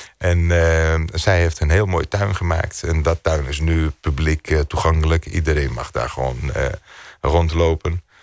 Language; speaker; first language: Dutch; non-native, fluent; Greek